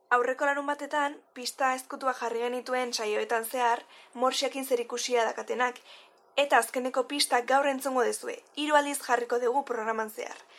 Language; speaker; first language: Basque; native; Basque